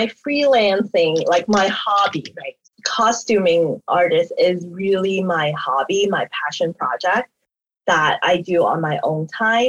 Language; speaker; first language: English; native; English